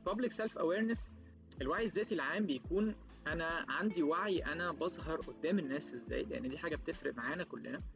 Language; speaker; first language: Arabic; native; Arabic